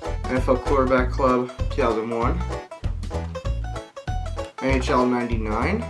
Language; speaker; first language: English; native; English